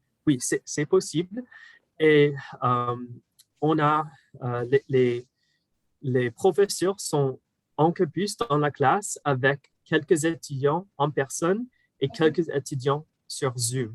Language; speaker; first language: French; non-native, fluent; English